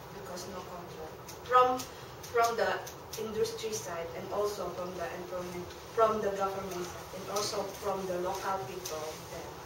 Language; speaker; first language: English; non-native, learner; Indonesian